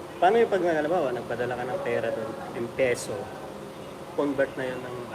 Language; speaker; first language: Filipino; native; Filipino